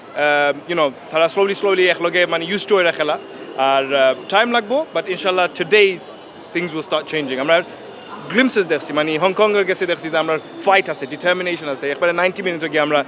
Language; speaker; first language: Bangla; early bilingual, heritage; Sylheti